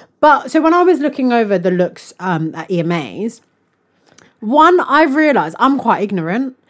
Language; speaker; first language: English; native; English